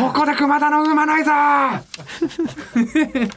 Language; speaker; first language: Japanese; native; Japanese